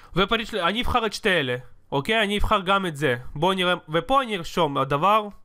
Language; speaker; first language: Hebrew; native; Hebrew